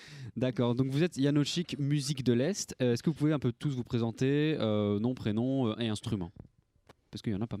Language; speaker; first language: French; native; French